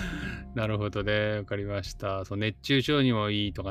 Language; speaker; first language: Japanese; native; Japanese